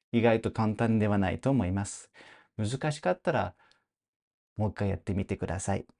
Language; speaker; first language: Japanese; non-native, fluent; French